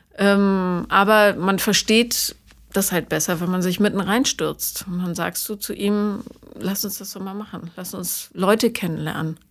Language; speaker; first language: German; native; German